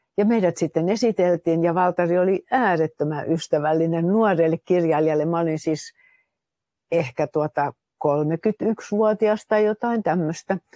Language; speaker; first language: Finnish; native; Finnish